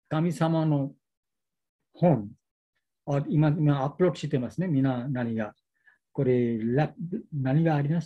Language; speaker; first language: Japanese; non-native, learner; Bangla